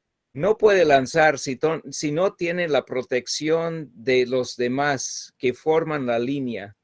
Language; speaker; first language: Spanish; non-native, fluent; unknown